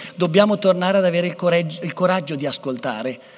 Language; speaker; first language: Italian; native; Italian